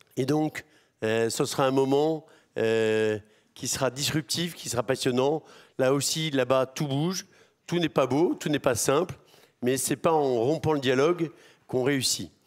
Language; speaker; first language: French; native; French